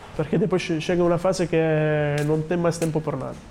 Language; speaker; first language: Portuguese; non-native, learner; Italian